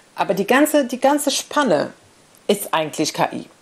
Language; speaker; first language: German; non-native, fluent; Arabic